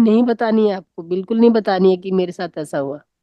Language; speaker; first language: Hindi; native; Hindi